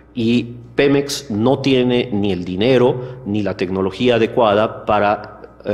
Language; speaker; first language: Spanish; native; Spanish